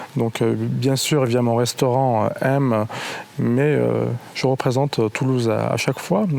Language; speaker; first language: French; non-native, local second language; Arabic